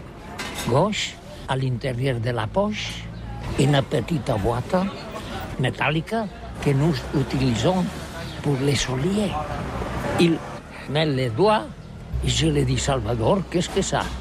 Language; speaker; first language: French; non-native, learner; Catalan